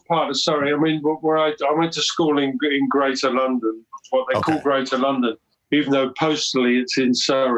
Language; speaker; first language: English; native; English